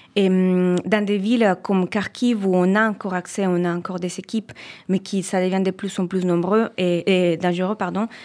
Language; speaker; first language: French; non-native, fluent; Spanish